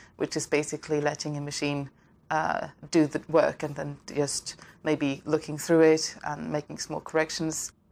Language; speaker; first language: English; non-native, fluent; Norwegian